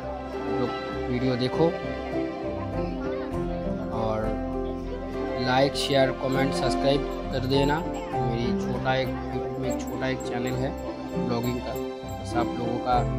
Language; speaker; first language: Hindi; non-native, local second language; Bangla